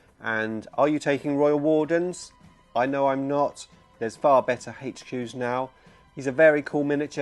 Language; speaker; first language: English; native; English